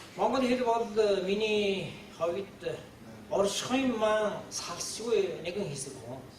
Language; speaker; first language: Mongolian; non-native, fluent; Japanese